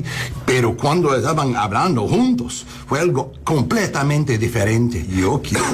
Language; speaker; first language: Spanish; early bilingual, heritage; English